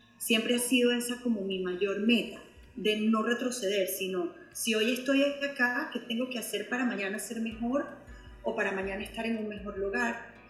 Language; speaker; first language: Spanish; native; Spanish